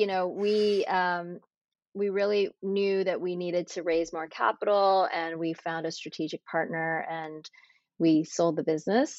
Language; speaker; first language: English; native; English